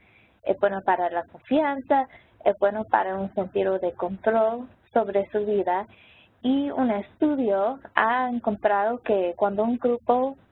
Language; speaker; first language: Spanish; non-native, local second language; English